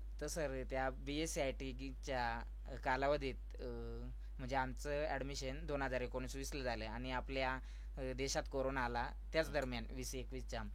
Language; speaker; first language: Marathi; non-native, local second language; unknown